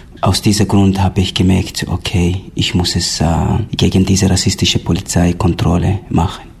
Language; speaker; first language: German; non-native, fluent; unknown